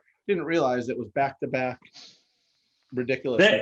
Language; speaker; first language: English; native; English